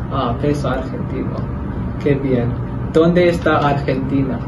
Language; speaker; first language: Spanish; non-native, learner; English